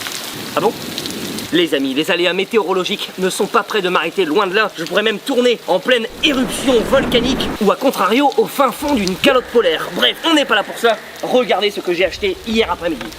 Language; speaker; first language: French; native; French